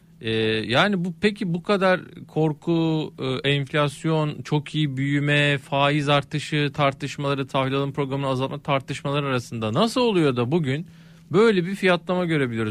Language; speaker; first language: Turkish; native; Turkish